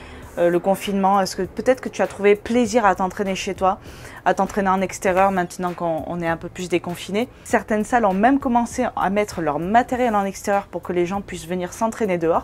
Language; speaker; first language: French; native; French